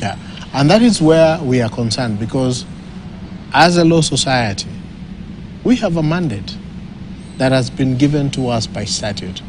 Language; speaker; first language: English; non-native, local second language; Swahili